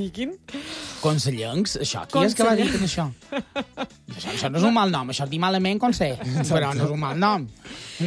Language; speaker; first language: Catalan; native; Catalan